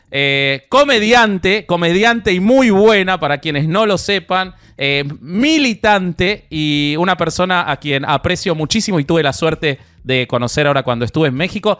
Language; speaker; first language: Spanish; native; Spanish